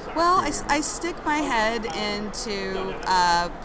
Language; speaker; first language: English; native; English